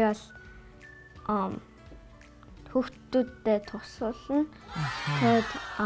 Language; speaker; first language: Mongolian; early bilingual, heritage; Mongolian